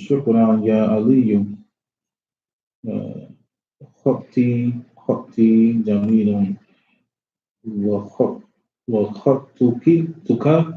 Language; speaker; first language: Arabic; non-native, learner; English